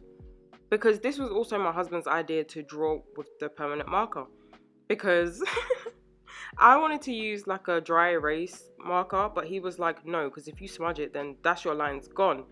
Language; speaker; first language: English; native; English